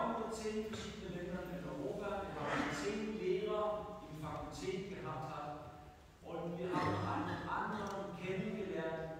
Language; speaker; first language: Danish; non-native, learner; German